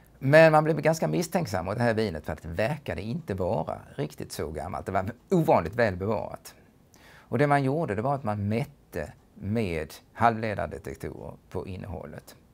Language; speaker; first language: Swedish; native; Swedish